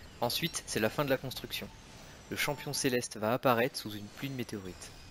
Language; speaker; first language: French; native; French